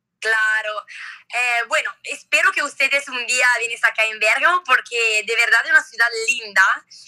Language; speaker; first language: Spanish; non-native, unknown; Italian